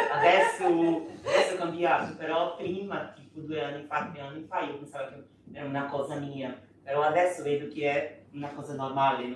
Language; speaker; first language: Italian; non-native, fluent; Portuguese